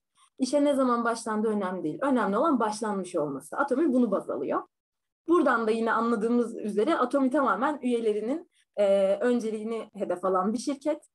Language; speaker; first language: Turkish; native; Turkish